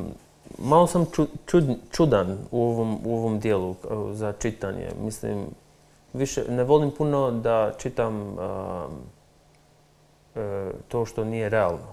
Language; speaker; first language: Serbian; non-native, local second language; Albanian